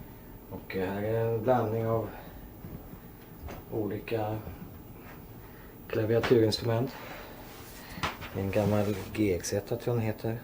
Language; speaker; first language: Swedish; native; Swedish